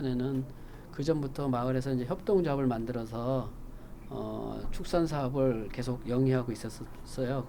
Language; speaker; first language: Korean; native; Korean